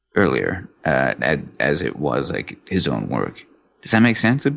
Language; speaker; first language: English; native; English